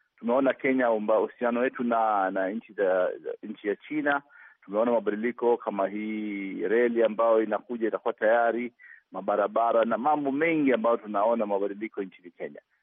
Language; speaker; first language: Swahili; native; Swahili